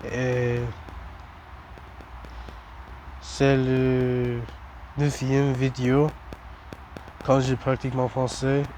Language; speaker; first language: French; non-native, learner; English